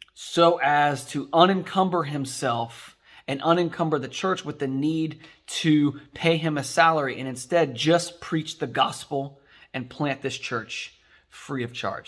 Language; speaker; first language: English; native; English